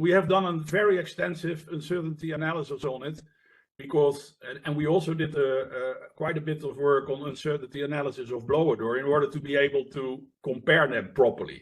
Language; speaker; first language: English; non-native, fluent; Dutch